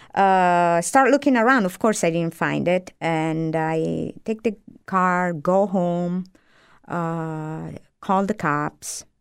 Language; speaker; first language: English; non-native, fluent; Italian